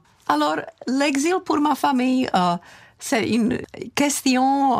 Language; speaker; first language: French; non-native, fluent; Czech